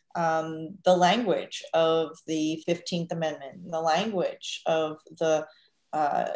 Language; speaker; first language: English; native; English